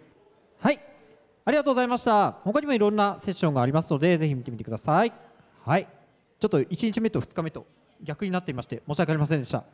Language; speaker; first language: Japanese; native; Japanese